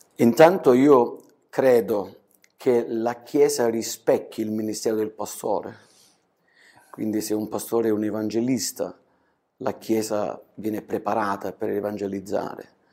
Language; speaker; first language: Italian; native; Italian